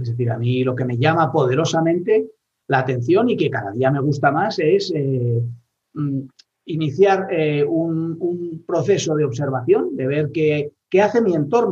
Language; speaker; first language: Spanish; native; Spanish